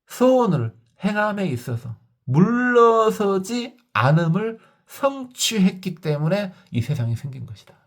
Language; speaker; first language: Korean; native; Korean